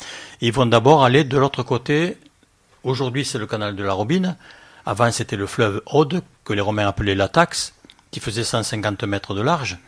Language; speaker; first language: French; native; French